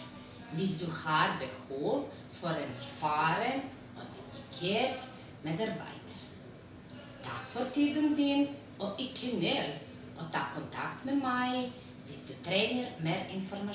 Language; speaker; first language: Norwegian; non-native, learner; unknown